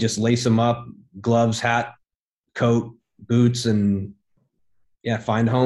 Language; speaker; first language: English; native; English